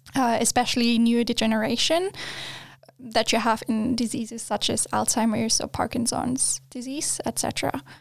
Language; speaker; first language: English; non-native, fluent; German